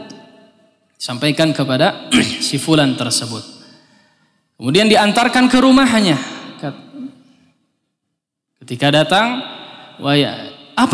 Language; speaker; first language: Indonesian; native; Indonesian